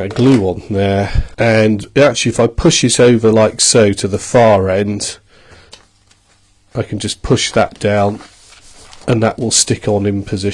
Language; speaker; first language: English; native; English